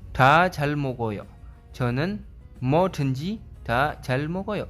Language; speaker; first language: Korean; non-native, learner; Indonesian